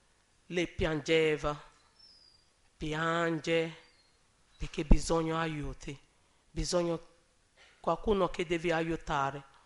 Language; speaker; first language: Italian; non-native, learner; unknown